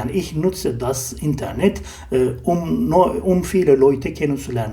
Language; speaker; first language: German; non-native, fluent; Turkish